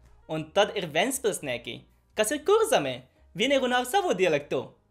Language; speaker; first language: Latvian; non-native, fluent; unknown